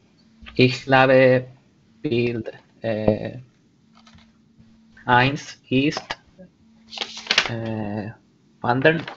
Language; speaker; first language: German; non-native, learner; Spanish